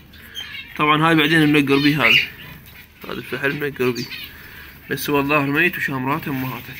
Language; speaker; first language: Arabic; native; Arabic